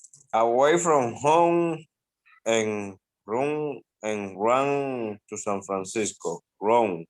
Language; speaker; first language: English; non-native, learner; Spanish